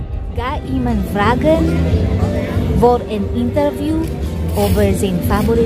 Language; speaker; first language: Dutch; non-native, learner; Filipino